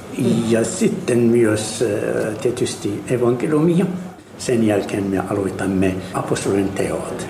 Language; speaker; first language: Finnish; non-native, fluent; Arabic